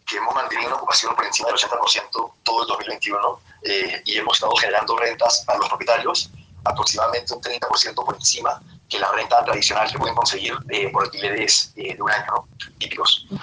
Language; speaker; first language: Spanish; native; Spanish